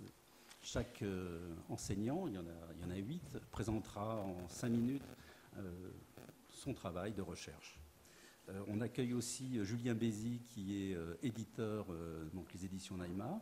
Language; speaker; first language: French; native; French